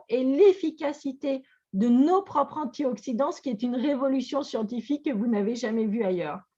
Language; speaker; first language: French; native; French